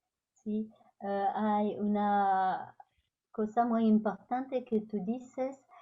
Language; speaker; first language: Spanish; non-native, learner; French